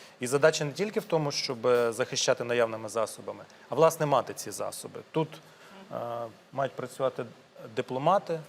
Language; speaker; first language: Ukrainian; non-native, local second language; Russian